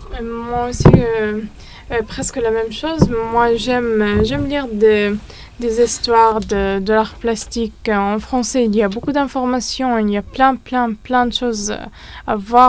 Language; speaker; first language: French; non-native, learner; Arabic